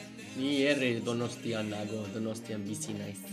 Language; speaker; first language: Basque; non-native, learner; English